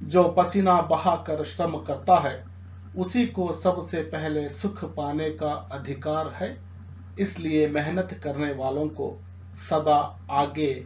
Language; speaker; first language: Hindi; non-native, local second language; Telugu